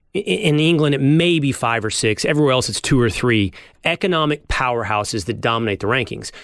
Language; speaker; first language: English; native; English